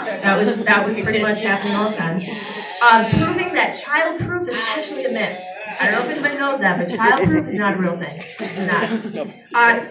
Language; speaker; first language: English; native; English